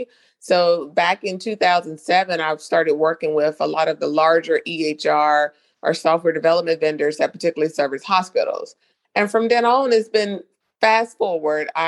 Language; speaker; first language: English; native; English